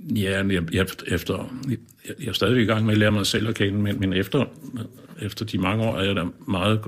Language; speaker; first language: Danish; native; Danish